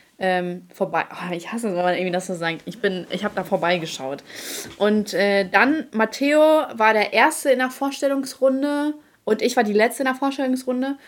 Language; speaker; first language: German; early bilingual, other home language; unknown